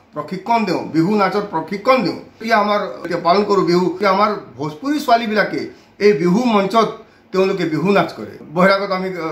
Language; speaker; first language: Assamese; non-native, local second language; Bhojpuri